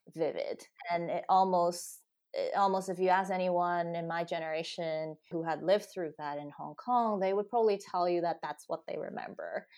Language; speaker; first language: English; non-native, local second language; Cantonese